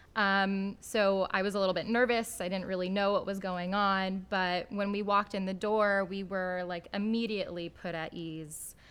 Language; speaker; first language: English; native; English